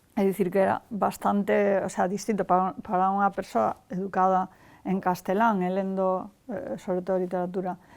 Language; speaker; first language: Galician; non-native, local second language; Spanish